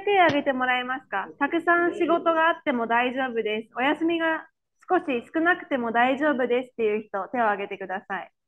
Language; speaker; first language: Japanese; native; Japanese